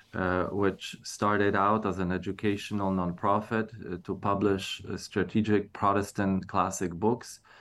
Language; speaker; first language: English; non-native, fluent; Polish